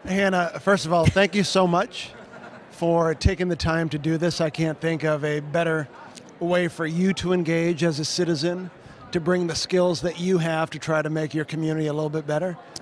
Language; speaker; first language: English; early bilingual, other home language; Portuguese